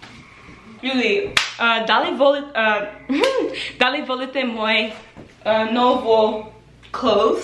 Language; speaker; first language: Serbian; non-native, learner; English